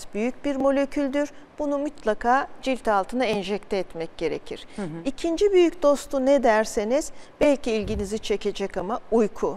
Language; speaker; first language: Turkish; native; Turkish